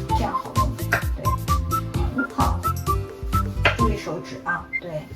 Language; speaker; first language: Chinese; native; Chinese